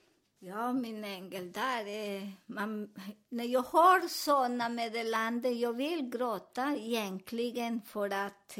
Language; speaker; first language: Swedish; non-native, learner; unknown